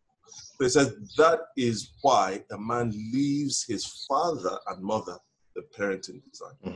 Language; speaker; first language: English; non-native, local second language; Yoruba